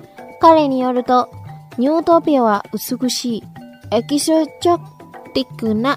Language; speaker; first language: Japanese; non-native, fluent; Indonesian